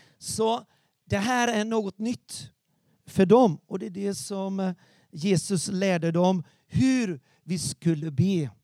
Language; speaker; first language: Swedish; non-native, fluent; Portuguese